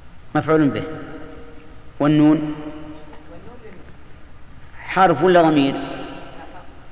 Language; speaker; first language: Arabic; native; Arabic